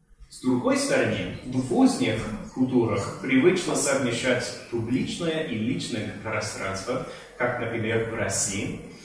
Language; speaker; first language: Russian; non-native, fluent; English